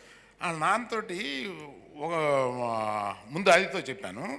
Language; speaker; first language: Telugu; native; Telugu